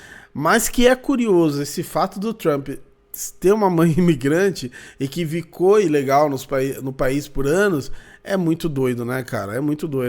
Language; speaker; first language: Portuguese; native; Portuguese